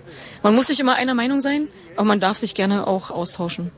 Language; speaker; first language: German; native; German